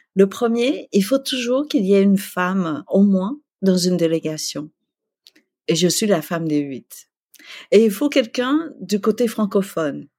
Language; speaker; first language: French; early bilingual, other home language; Vietnamese